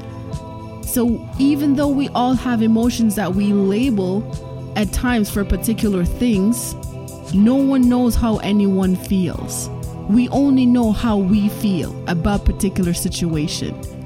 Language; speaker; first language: English; non-native, local second language; Jamaican Creole English